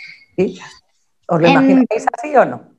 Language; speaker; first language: Spanish; native; Spanish